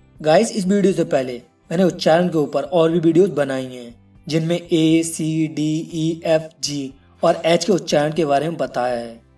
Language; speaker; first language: Hindi; native; Hindi